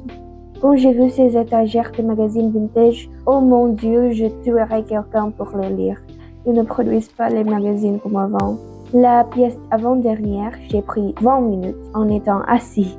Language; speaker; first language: French; non-native, learner; Indonesian